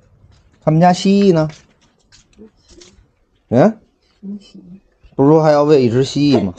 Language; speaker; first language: Chinese; native; Chinese